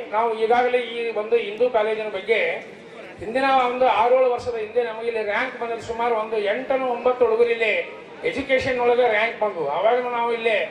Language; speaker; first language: Kannada; native; Kannada